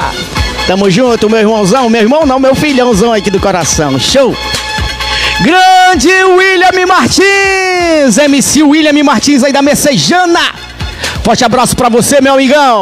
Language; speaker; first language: Portuguese; native; Portuguese